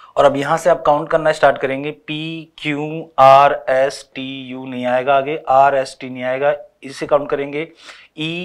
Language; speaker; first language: Hindi; native; Hindi